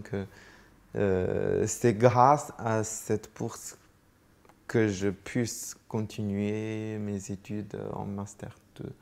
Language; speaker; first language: French; non-native, fluent; Chinese